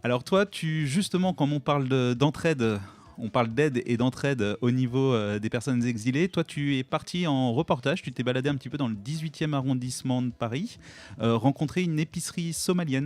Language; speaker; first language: French; native; French